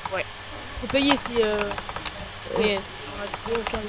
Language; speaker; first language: French; native; French